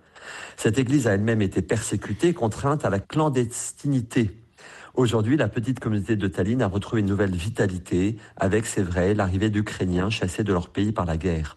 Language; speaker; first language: French; native; French